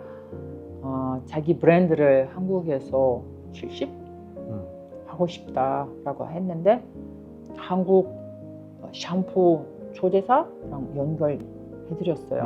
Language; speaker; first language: Korean; non-native, fluent; Kyrgyz